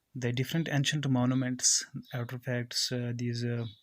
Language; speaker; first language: English; non-native, local second language; Kashmiri